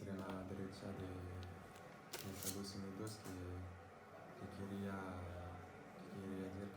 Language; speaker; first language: Spanish; non-native, learner; French